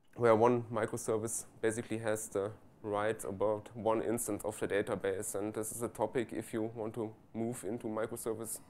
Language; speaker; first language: English; non-native, fluent; German